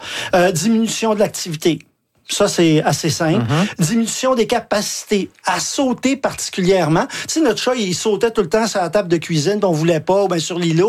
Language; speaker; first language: French; native; French